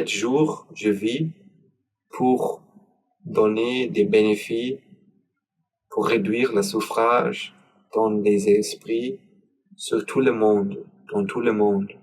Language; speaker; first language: French; non-native, learner; German